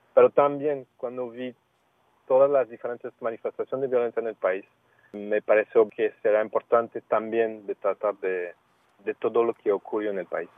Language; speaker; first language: Spanish; non-native, fluent; English